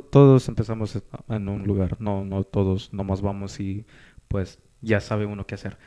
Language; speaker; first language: Spanish; early bilingual, heritage; Spanish